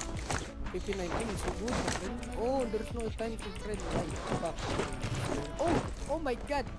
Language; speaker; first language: English; non-native, learner; Filipino